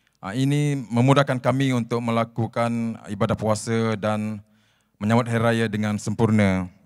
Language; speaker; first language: Malay; native; Malay